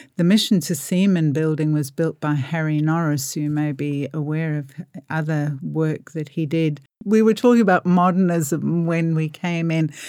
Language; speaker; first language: English; native; English